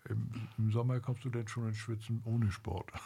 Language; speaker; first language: German; native; German